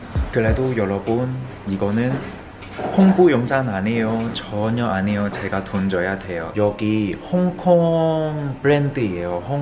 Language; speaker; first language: Korean; non-native, fluent; Cantonese